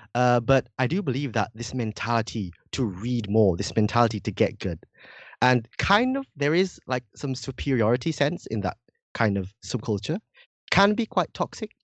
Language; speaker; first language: English; non-native, fluent; Indonesian